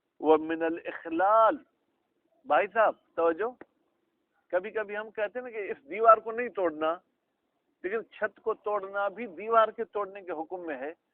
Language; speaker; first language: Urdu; non-native, local second language; Sindhi